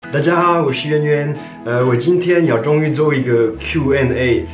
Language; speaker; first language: Chinese; non-native, fluent; French